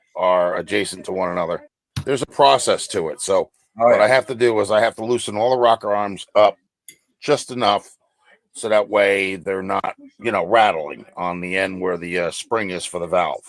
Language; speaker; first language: English; native; English